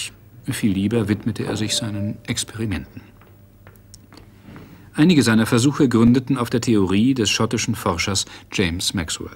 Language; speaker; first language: German; native; German